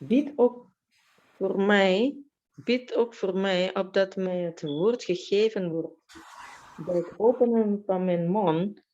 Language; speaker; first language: Dutch; non-native, fluent; Indonesian